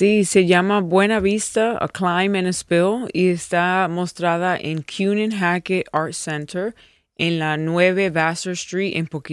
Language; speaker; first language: Spanish; early bilingual, heritage; English